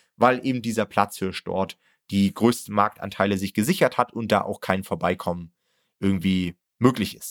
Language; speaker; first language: German; native; German